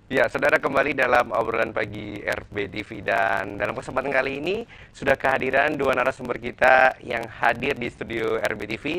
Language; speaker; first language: Indonesian; native; Indonesian